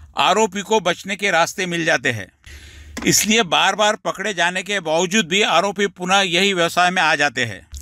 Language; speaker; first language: Hindi; non-native, local second language; Marathi